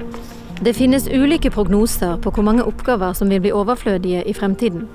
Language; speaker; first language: Norwegian; native; Norwegian